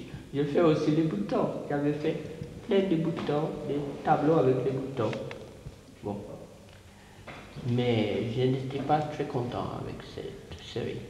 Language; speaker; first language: French; non-native, fluent; English